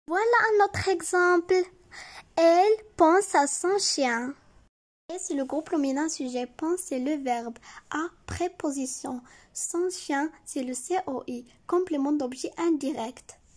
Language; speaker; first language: French; non-native, local second language; Arabic